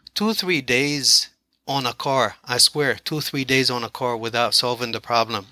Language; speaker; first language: English; non-native, fluent; Arabic